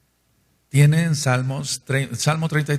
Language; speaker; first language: Spanish; native; Spanish